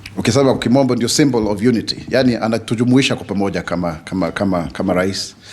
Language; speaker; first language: Swahili; non-native, local second language; Kikuyu